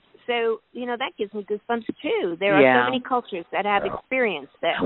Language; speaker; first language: English; native; English